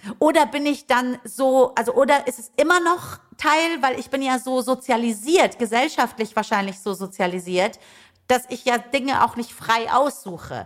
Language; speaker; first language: German; early bilingual, other home language; Persian